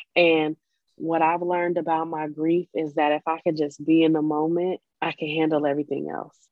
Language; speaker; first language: English; native; English